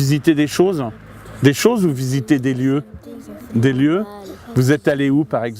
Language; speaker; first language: French; native; French